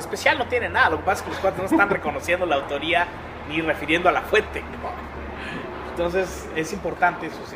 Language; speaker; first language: Spanish; native; Spanish